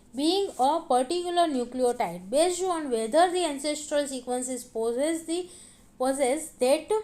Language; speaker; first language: English; non-native, local second language; Gujarati